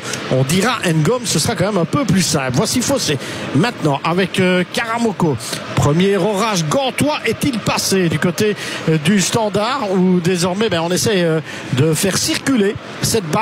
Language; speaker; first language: French; native; French